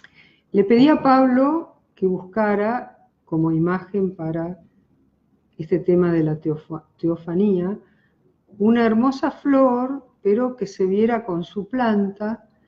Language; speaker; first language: Spanish; native; Spanish